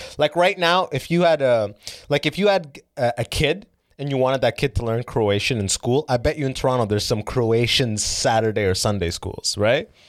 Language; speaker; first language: English; early bilingual, other home language; Arabic